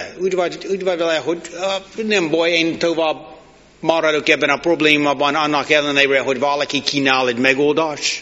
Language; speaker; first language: Hungarian; non-native, learner; English